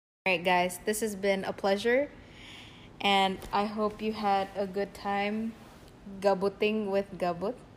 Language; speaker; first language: English; non-native, fluent; Indonesian